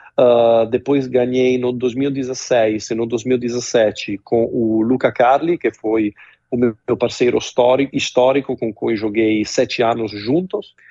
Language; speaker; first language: Portuguese; non-native, fluent; Italian